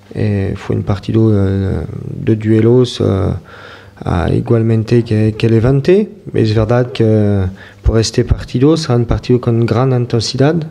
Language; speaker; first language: Spanish; non-native, fluent; French